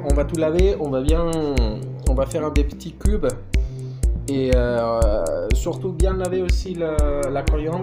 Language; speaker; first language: French; non-native, fluent; Spanish